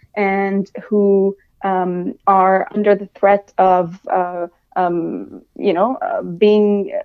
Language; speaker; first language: English; non-native, fluent; Arabic